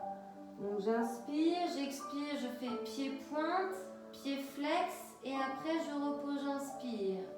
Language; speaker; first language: French; native; French